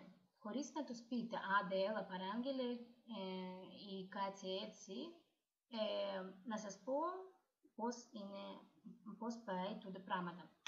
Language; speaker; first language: Greek; non-native, learner; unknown